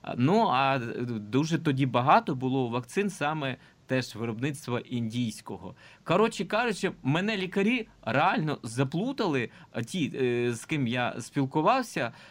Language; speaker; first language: Ukrainian; non-native, local second language; Russian